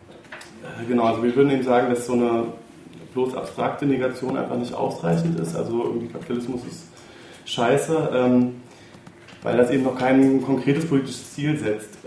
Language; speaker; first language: German; native; German